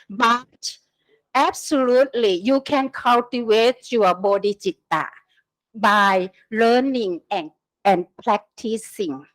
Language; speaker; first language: English; non-native, learner; Thai